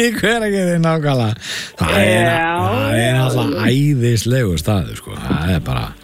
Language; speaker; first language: Icelandic; native; Icelandic